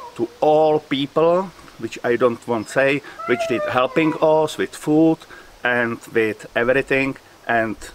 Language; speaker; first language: English; non-native, learner; Czech